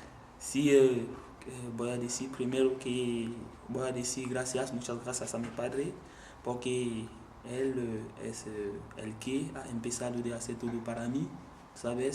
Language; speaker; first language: Spanish; non-native, learner; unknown